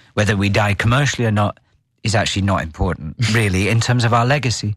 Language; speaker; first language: English; native; English